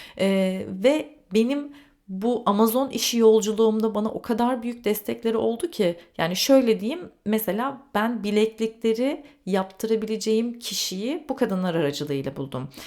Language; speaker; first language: Turkish; native; Turkish